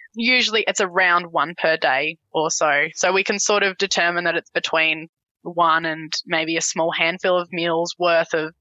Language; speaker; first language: English; native; English